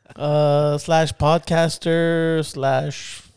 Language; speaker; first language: English; early bilingual, other home language; Spanish